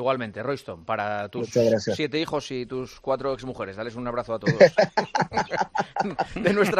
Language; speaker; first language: Spanish; native; Spanish